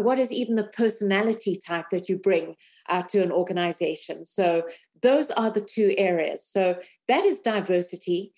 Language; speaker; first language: English; native; English